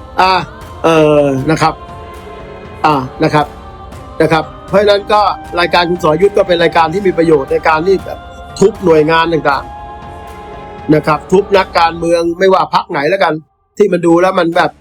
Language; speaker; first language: Thai; native; Thai